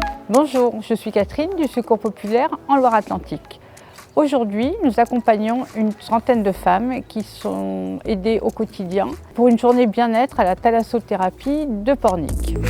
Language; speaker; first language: French; native; French